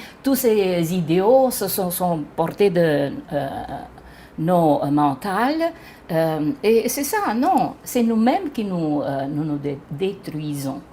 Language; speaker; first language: French; non-native, fluent; Romanian